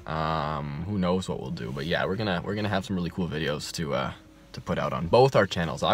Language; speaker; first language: English; native; English